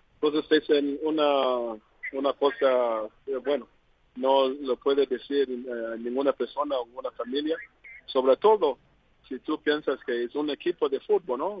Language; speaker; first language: Spanish; non-native, learner; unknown